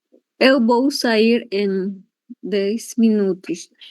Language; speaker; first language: Portuguese; non-native, learner; Spanish